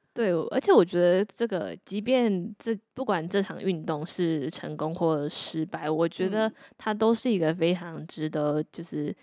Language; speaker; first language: Chinese; native; Chinese